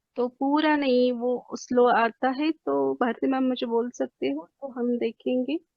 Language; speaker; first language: Hindi; non-native, local second language; Marathi